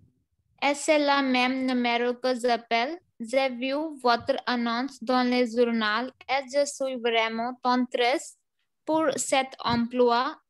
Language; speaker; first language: French; non-native, learner; Hindi